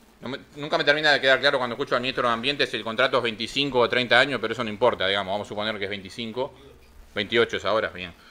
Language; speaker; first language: Spanish; native; Spanish